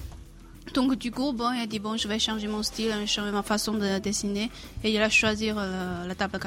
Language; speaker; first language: French; non-native, fluent; Chinese